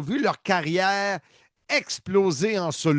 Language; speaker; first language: French; native; French